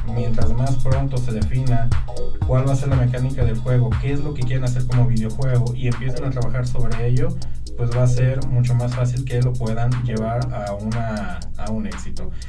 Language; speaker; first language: Spanish; native; Spanish